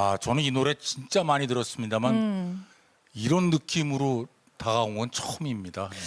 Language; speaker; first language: Korean; native; Korean